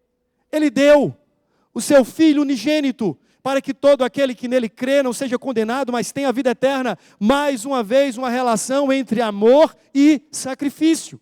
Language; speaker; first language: Portuguese; native; Portuguese